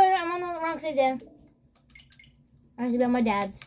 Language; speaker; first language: English; native; English